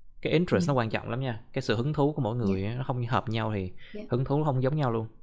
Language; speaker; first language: Vietnamese; native; Vietnamese